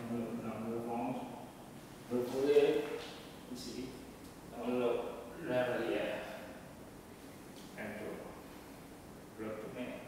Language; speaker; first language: French; non-native, learner; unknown